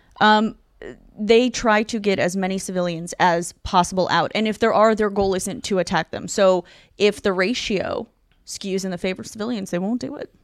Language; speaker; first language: English; non-native, fluent; Russian